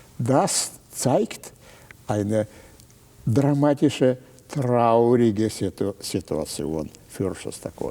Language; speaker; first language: German; non-native, fluent; Russian